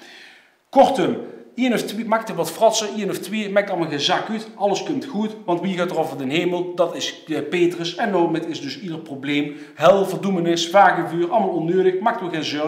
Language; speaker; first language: Dutch; native; Dutch